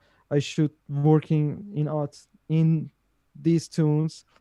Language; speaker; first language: English; non-native, learner; Persian